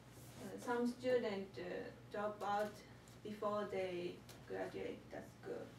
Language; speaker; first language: English; non-native, learner; Japanese